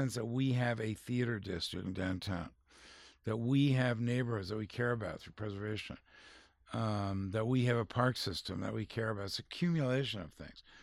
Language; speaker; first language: English; native; English